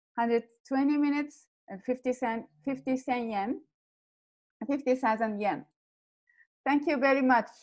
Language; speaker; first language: English; non-native, fluent; Japanese